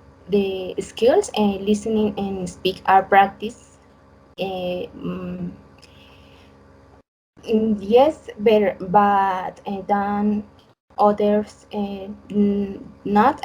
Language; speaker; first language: English; non-native, learner; Spanish